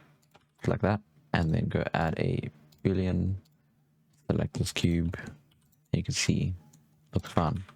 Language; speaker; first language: English; native; English